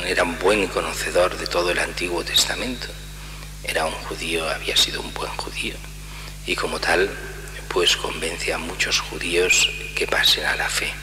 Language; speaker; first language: Spanish; native; Spanish